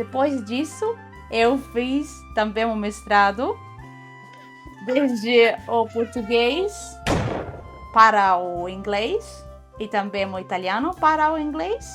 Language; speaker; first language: Portuguese; non-native, fluent; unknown